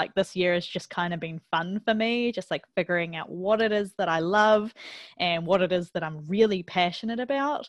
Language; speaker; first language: English; native; English